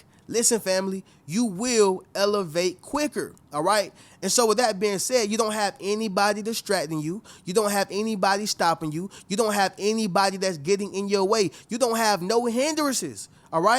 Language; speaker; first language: English; native; English